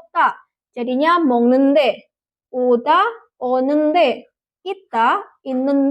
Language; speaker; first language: Korean; non-native, fluent; Indonesian